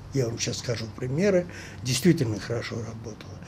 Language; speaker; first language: Russian; native; Russian